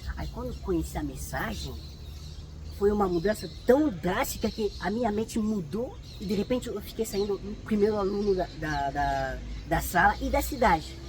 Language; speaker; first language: Portuguese; non-native, fluent; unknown